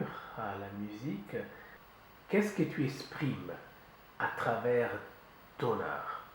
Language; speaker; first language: French; native; French